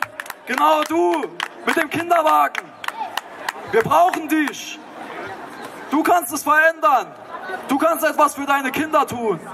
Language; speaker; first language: German; native; German